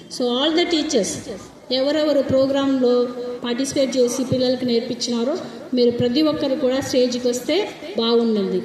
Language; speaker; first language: Telugu; non-native, local second language; Tamil